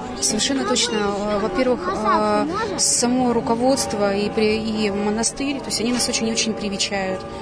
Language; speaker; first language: Russian; native; Russian